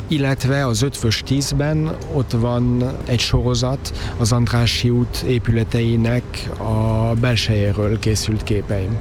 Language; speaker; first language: Hungarian; early bilingual, heritage; Hungarian